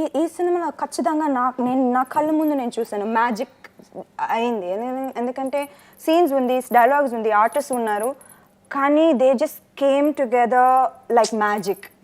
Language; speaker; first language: Telugu; non-native, fluent; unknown